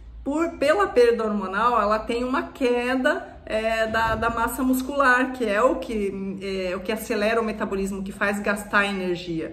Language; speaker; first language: Portuguese; native; Portuguese